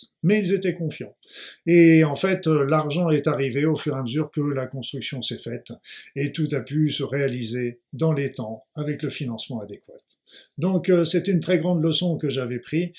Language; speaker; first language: French; native; French